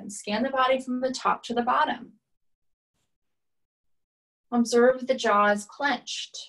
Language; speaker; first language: English; native; English